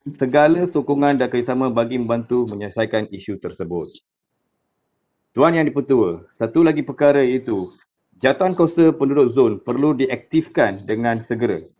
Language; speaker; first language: Malay; non-native, local second language; Tamil